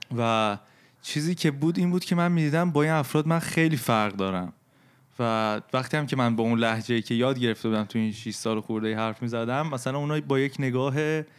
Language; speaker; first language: Persian; native; Persian